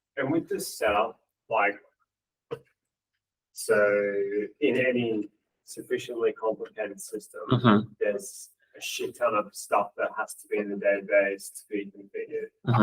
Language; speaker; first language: English; native; English